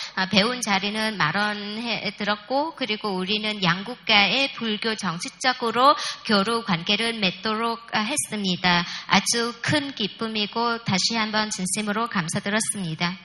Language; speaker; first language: Korean; non-native, fluent; Vietnamese